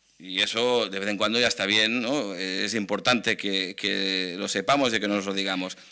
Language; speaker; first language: Spanish; non-native, local second language; Catalan